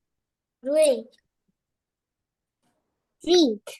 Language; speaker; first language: English; non-native, learner; Vietnamese